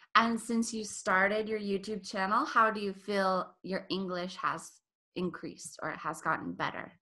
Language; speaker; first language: English; native; English